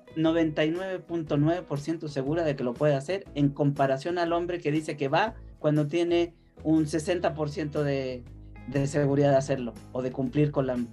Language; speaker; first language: Spanish; native; Spanish